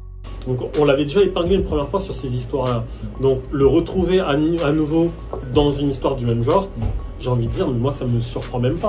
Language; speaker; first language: French; native; French